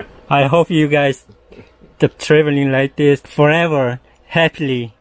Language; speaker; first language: English; non-native, learner; Korean